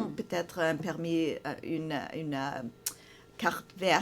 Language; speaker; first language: French; non-native, fluent; English